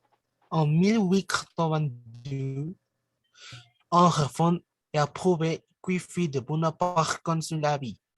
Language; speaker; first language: French; non-native, learner; Spanish